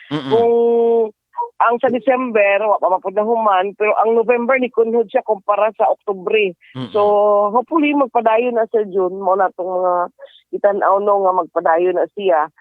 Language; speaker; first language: Cebuano; native; Cebuano